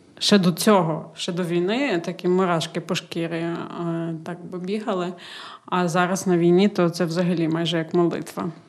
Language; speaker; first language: Ukrainian; native; Ukrainian